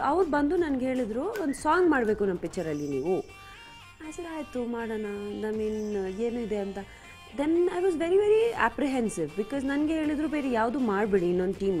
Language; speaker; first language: Kannada; non-native, fluent; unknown